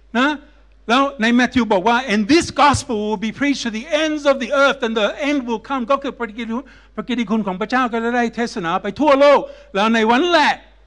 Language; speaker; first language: Thai; non-native, fluent; English